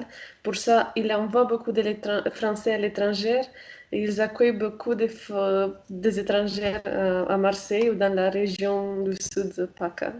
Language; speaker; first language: French; non-native, fluent; Romanian